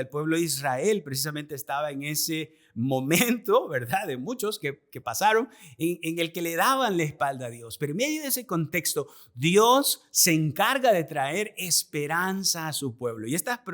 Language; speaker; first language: Spanish; native; Spanish